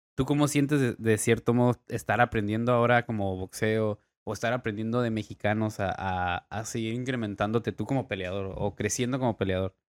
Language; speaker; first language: Spanish; native; Spanish